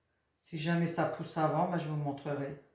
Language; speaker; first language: French; native; French